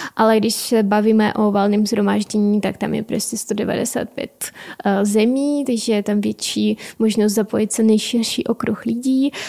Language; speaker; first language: Czech; non-native, fluent; Ukrainian